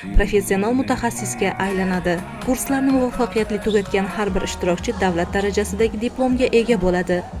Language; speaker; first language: Uzbek; native; Uzbek